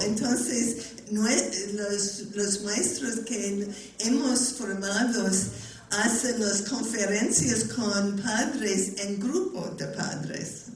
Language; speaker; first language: Spanish; non-native, learner; English